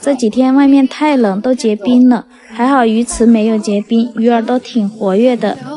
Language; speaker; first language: Chinese; native; Chinese